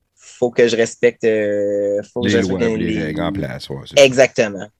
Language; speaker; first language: French; native; French